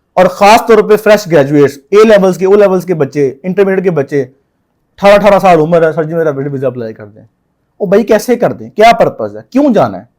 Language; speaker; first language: Urdu; non-native, local second language; Punjabi